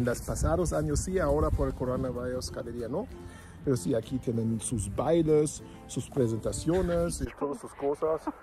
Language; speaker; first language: Spanish; non-native, learner; German